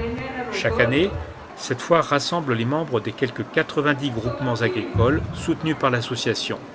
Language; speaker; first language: French; native; French